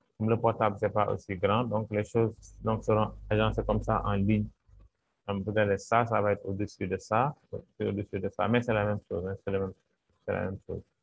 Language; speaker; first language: French; non-native, local second language; Wolof